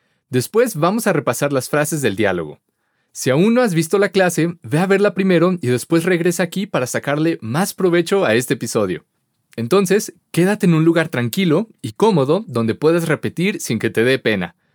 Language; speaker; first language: Spanish; native; Spanish